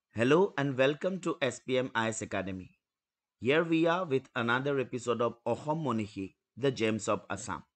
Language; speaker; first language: English; non-native, local second language; Assamese